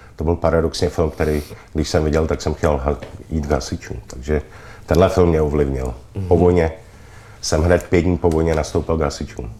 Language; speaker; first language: Czech; native; Czech